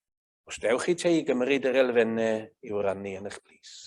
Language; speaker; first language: Welsh; native; Welsh